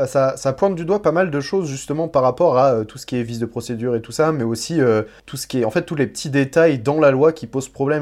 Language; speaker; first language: French; native; French